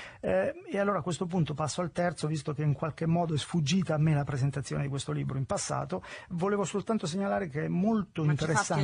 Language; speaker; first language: Italian; native; Italian